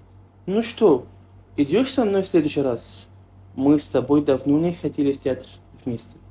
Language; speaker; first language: Russian; non-native, fluent; Arabic